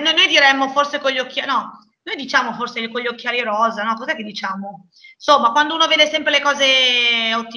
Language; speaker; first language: Italian; native; Italian